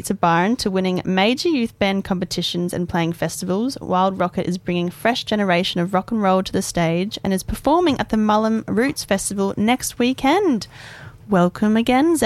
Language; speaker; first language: English; native; English